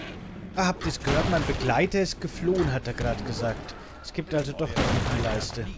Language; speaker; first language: German; native; German